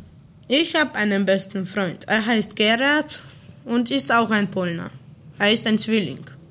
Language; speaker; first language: German; early bilingual, other home language; Polish